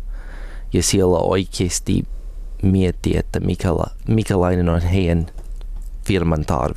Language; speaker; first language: Finnish; non-native, learner; English